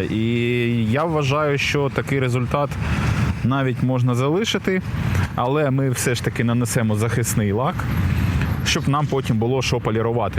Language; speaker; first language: Ukrainian; native; Ukrainian